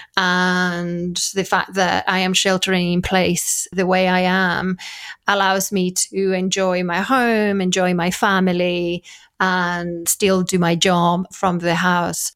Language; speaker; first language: English; non-native, fluent; Spanish